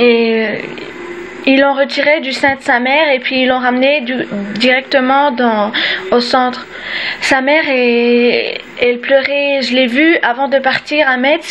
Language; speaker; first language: French; early bilingual, other home language; Armenian